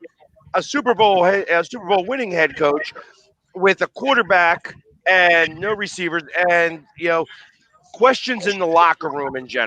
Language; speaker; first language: English; native; English